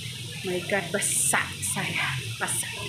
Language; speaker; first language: Indonesian; non-native, learner; Filipino